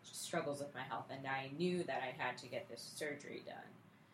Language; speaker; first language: English; native; English